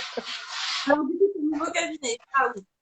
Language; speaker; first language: French; native; French